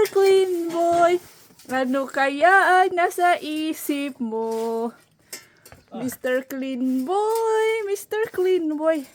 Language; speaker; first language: Filipino; non-native, local second language; Cebuano